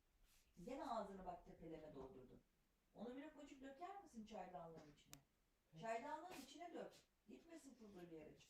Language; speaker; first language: Turkish; native; Turkish